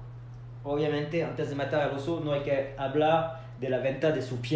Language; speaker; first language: Spanish; non-native, fluent; French